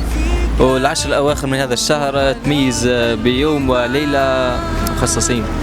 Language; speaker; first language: Arabic; native; Arabic